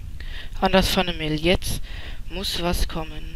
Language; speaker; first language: German; native; German